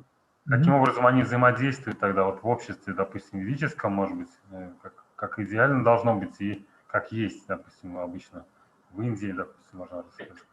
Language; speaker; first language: Russian; native; Russian